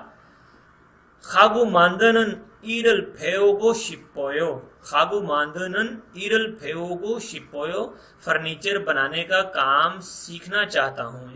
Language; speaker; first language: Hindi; non-native, local second language; Punjabi